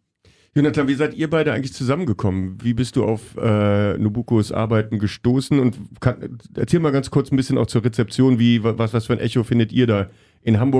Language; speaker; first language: German; native; German